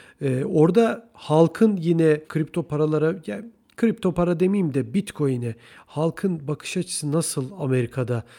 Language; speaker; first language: Turkish; native; Turkish